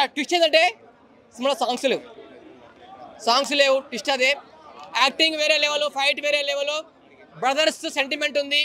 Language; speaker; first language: Telugu; native; Telugu